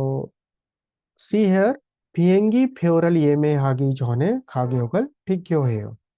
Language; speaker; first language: Korean; non-native, fluent; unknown